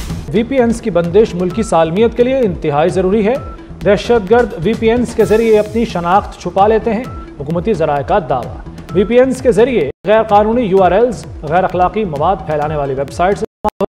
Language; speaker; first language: Urdu; native; Urdu